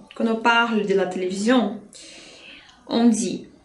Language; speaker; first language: French; non-native, fluent; Portuguese